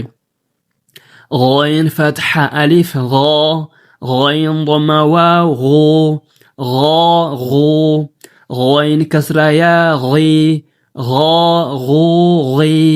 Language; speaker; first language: Arabic; non-native, fluent; Amharic